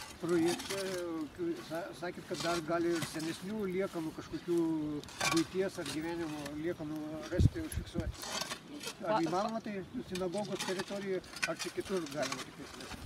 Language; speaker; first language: Lithuanian; native; Lithuanian